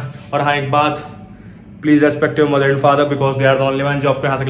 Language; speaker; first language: Hindi; native; Hindi